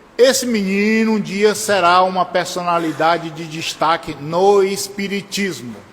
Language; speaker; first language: Portuguese; native; Portuguese